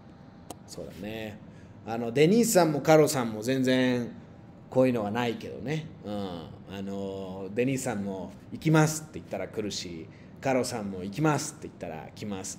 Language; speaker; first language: Japanese; non-native, fluent; Spanish